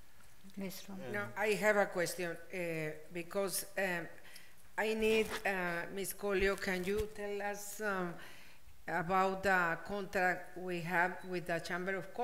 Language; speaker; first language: English; non-native, fluent; Spanish